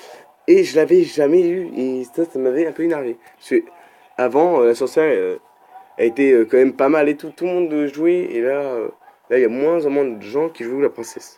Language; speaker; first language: French; native; French